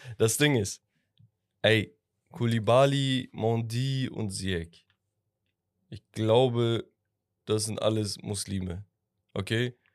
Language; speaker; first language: German; early bilingual, other home language; Turkish